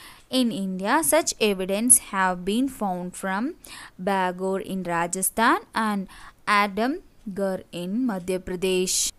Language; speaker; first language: English; non-native, local second language; Malayalam